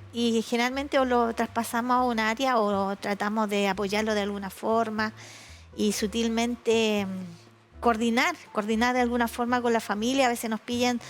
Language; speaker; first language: Spanish; native; Spanish